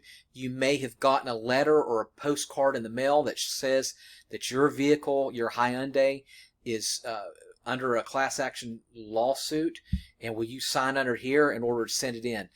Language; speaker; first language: English; native; English